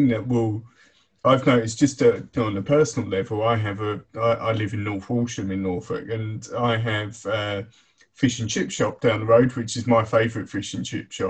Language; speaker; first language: English; native; English